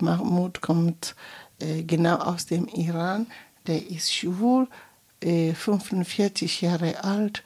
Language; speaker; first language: German; non-native, fluent; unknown